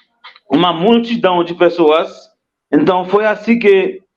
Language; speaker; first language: Portuguese; non-native, fluent; Haitian Creole